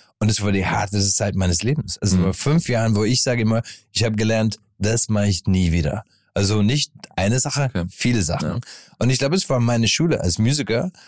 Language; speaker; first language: German; non-native, fluent; English